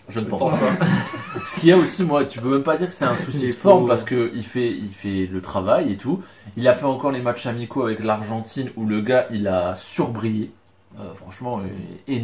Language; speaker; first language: French; native; French